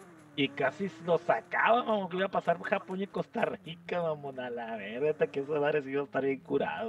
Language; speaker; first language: Spanish; native; Spanish